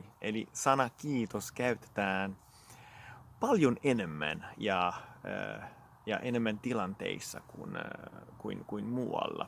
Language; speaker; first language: Finnish; non-native, fluent; Italian